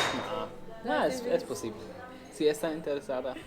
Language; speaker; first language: Spanish; non-native, learner; German